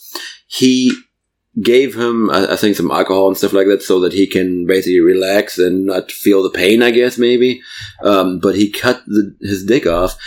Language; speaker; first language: English; non-native, fluent; German